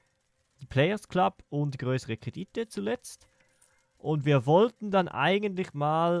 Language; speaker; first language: German; native; German